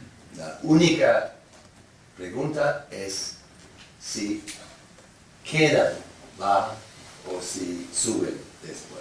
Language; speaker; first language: Spanish; non-native, fluent; English